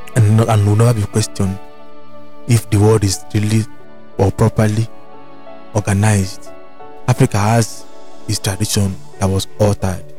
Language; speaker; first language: English; non-native, local second language; Igbo